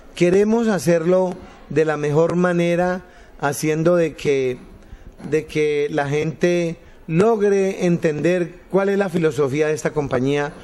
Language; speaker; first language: Spanish; native; Spanish